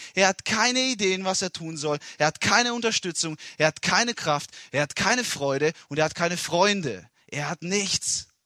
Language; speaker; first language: German; non-native, fluent; Italian